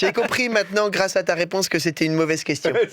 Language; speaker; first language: French; native; French